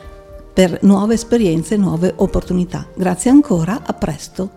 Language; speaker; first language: Italian; native; Italian